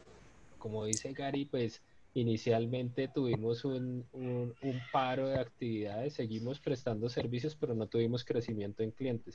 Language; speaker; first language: Spanish; native; Spanish